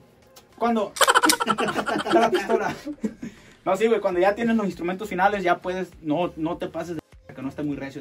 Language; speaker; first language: Spanish; native; Spanish